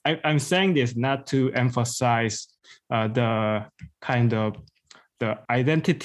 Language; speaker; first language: English; non-native, fluent; Korean